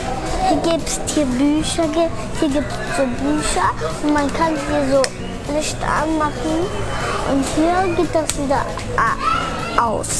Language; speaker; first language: German; early bilingual, other home language; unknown